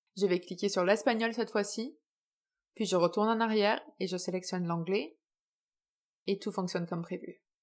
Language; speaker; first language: French; native; French